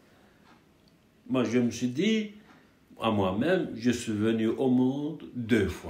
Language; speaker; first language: French; non-native, fluent; Turkish